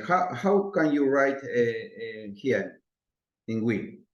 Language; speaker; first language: English; non-native, learner; Spanish